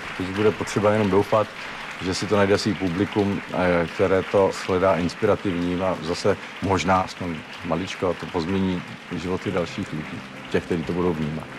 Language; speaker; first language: Czech; native; Czech